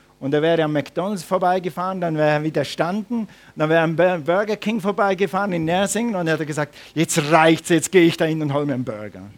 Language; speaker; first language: German; non-native, fluent; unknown